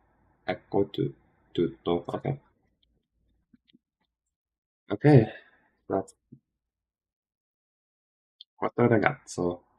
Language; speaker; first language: Italian; non-native, learner; English